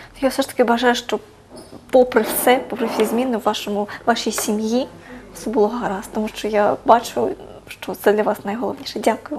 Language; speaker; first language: Ukrainian; native; Ukrainian